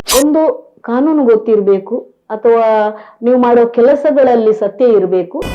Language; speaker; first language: Kannada; native; Kannada